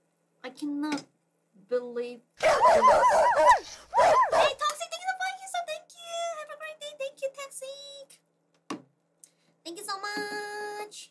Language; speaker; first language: English; non-native, fluent; Korean